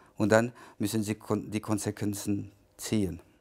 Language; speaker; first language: German; non-native, local second language; French